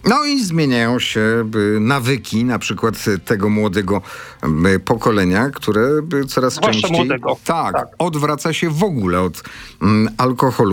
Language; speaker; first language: Polish; native; Polish